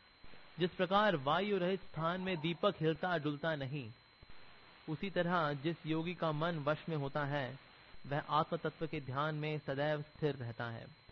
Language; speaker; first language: Hindi; native; Hindi